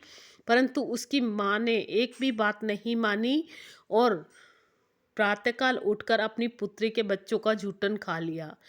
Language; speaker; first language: Hindi; native; Hindi